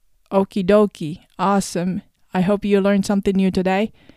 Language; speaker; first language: English; non-native, fluent; Japanese